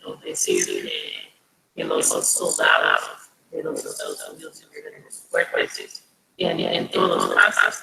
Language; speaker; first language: Spanish; non-native, fluent; English